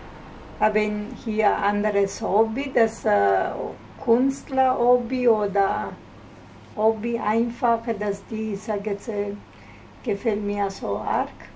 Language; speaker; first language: German; non-native, learner; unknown